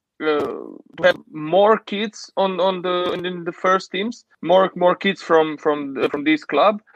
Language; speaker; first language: English; non-native, learner; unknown